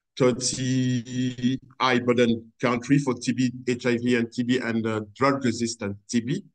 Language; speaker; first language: English; non-native, fluent; French